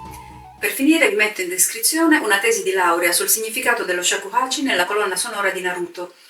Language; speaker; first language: Italian; native; Italian